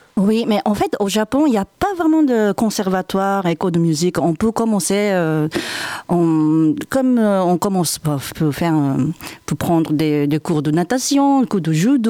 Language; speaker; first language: French; non-native, fluent; Japanese